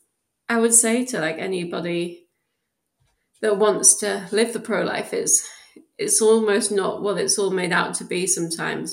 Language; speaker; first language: English; native; English